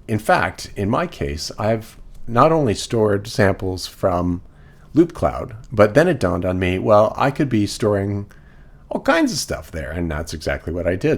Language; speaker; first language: English; native; English